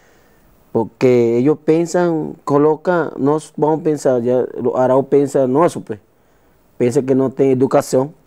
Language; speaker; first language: Portuguese; non-native, learner; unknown